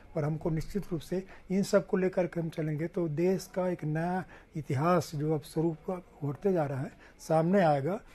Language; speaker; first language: Hindi; native; Hindi